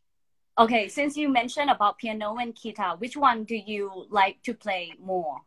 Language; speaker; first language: English; non-native, fluent; Thai